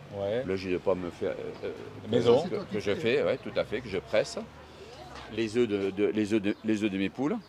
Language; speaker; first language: French; native; French